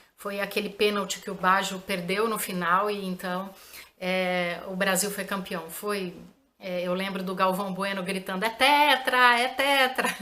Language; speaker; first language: Portuguese; native; Portuguese